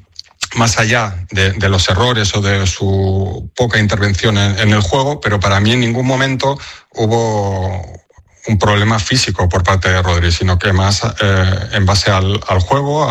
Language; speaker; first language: Spanish; native; Spanish